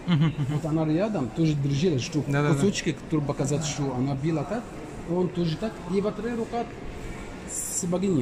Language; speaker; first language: Russian; non-native, learner; Arabic